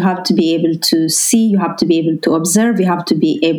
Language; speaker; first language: English; non-native, fluent; Amharic